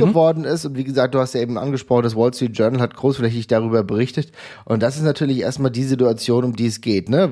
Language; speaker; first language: German; native; German